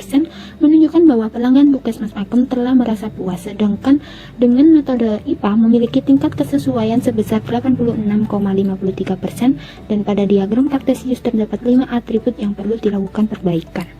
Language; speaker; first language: Indonesian; native; Indonesian